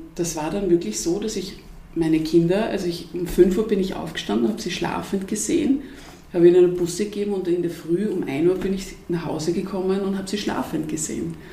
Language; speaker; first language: German; native; German